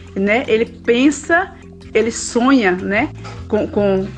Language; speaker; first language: Portuguese; native; Portuguese